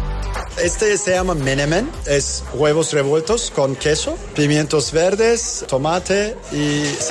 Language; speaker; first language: Spanish; non-native, learner; Turkish